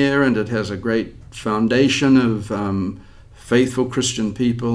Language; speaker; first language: English; native; English